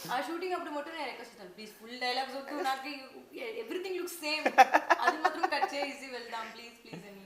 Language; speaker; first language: Telugu; non-native, learner; Tamil